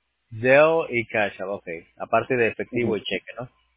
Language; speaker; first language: Spanish; native; Spanish